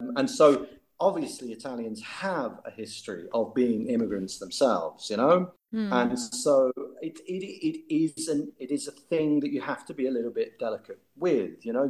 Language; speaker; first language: English; native; English